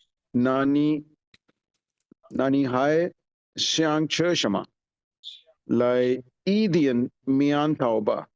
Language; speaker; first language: Chinese; non-native, learner; Urdu